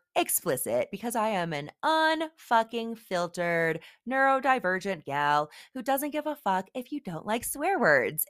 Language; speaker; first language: English; native; English